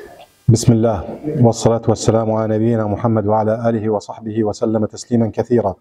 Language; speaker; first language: Arabic; native; Arabic